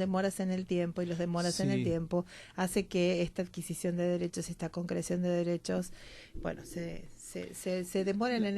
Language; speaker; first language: Spanish; native; Spanish